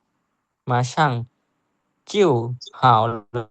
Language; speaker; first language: Chinese; non-native, learner; Lao